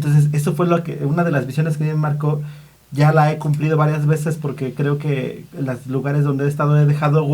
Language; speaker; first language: Spanish; native; Spanish